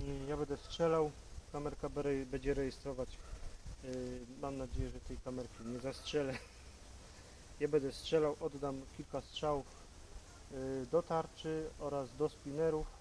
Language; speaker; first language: Polish; native; Polish